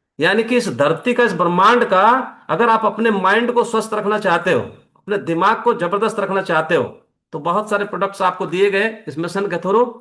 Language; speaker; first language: Hindi; native; Hindi